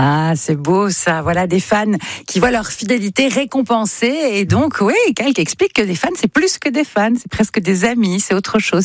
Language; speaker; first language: French; native; French